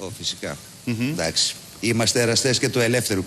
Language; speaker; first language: Greek; native; Greek